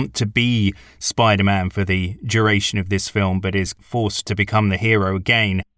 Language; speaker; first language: English; native; English